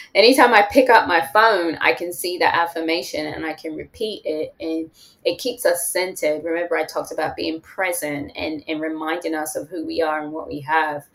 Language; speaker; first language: English; native; English